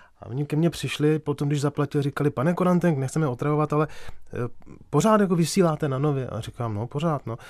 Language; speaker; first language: Czech; native; Czech